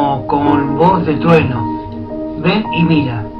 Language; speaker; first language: Spanish; native; Spanish